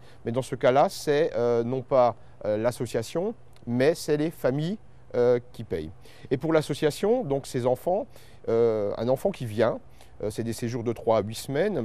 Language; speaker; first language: French; native; French